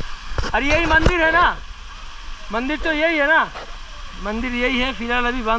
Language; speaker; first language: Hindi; non-native, local second language; Bangla